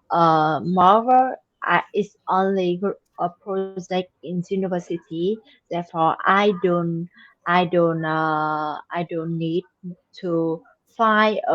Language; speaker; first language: English; non-native, learner; Vietnamese